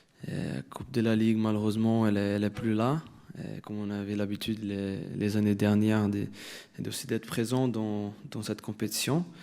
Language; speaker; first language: French; non-native, fluent; Portuguese